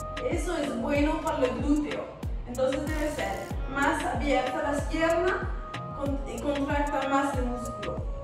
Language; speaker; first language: Spanish; non-native, learner; French